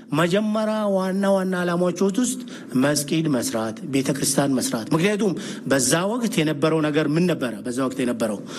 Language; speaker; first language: Amharic; non-native, local second language; Oromo